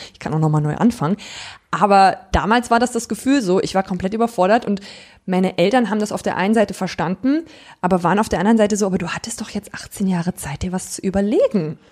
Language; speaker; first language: German; native; German